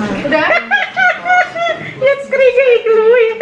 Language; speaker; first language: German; non-native, learner; Indonesian